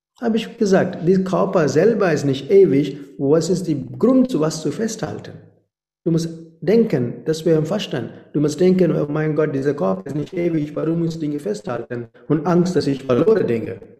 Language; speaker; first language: German; non-native, fluent; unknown